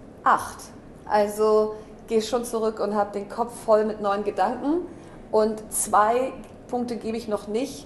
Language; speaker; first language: German; native; German